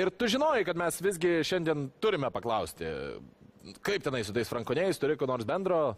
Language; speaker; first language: Lithuanian; native; Lithuanian